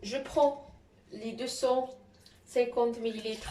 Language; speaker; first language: French; non-native, local second language; Arabic